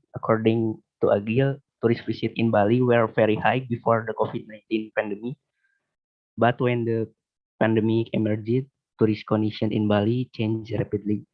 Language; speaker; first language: English; non-native, learner; Indonesian